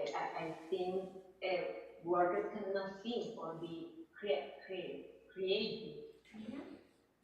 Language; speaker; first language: English; non-native, learner; Spanish